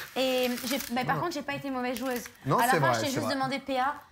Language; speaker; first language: French; native; French